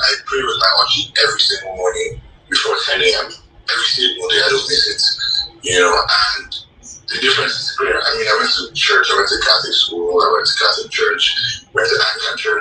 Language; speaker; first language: English; non-native, local second language; Igbo